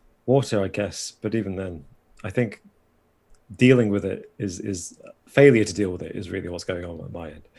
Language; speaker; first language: English; native; English